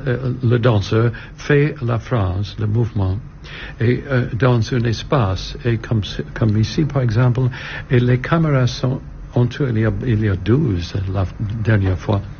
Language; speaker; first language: French; non-native, learner; English